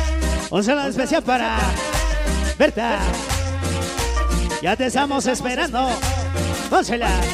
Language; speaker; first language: Spanish; native; Spanish